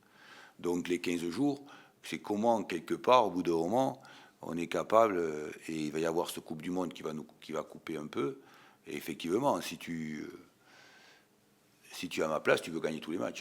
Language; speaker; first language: French; native; French